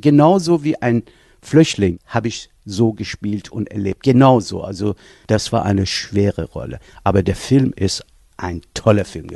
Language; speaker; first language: German; non-native, fluent; Persian